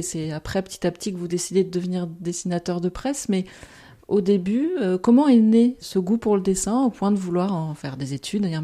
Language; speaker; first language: French; native; French